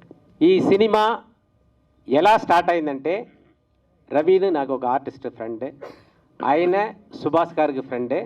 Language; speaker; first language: Telugu; native; Telugu